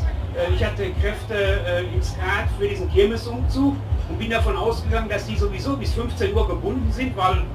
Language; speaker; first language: German; native; German